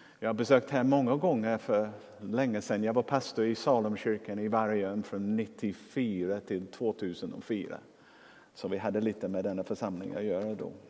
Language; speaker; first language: Swedish; non-native, fluent; English